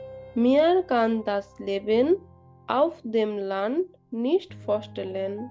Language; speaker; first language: German; non-native, learner; Bangla